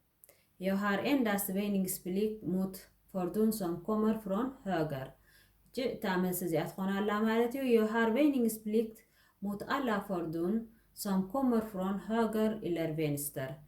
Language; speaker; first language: Swedish; non-native, learner; Tigrinya